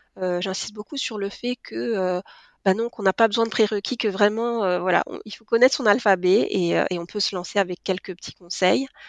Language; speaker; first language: French; native; French